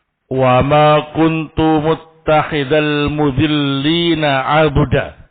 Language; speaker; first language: Arabic; non-native, fluent; Indonesian